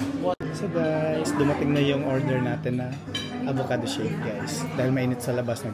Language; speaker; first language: Filipino; native; Filipino